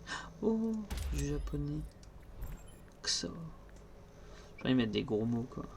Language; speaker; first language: French; native; French